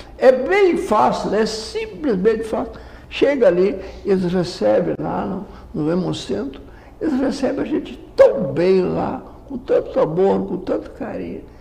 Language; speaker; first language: Portuguese; native; Portuguese